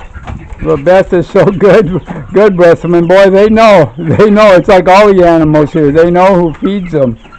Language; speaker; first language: English; native; English